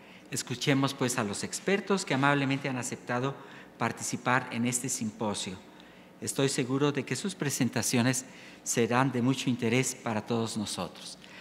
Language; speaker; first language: Spanish; native; Spanish